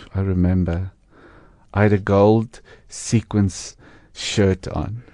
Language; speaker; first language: English; non-native, local second language; Afrikaans